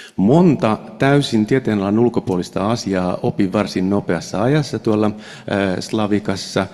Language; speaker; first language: Finnish; native; Finnish